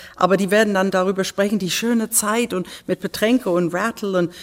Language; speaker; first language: German; non-native, fluent; English